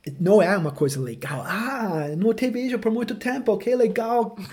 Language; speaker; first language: Portuguese; non-native, fluent; English